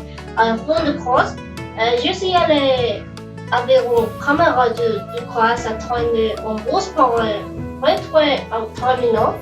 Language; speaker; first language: French; non-native, learner; Spanish